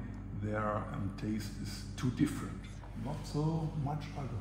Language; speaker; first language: English; non-native, learner; German